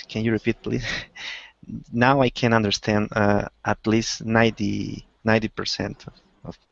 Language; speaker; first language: English; non-native, learner; Spanish